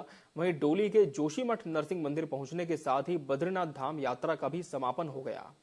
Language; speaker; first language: Hindi; native; Hindi